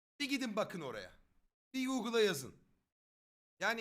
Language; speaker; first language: Turkish; native; Turkish